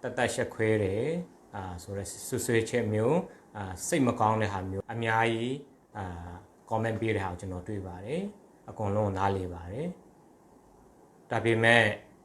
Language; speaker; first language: Burmese; non-native, local second language; Hakha Chin